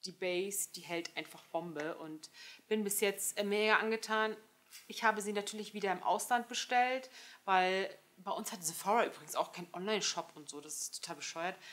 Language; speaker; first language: German; early bilingual, other home language; Turkish